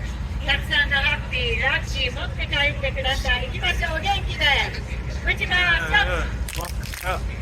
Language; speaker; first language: Japanese; native; Japanese